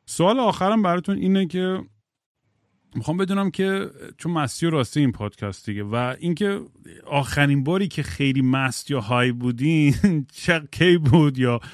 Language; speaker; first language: Persian; native; Persian